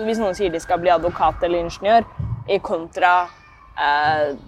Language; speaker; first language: Norwegian; native; Norwegian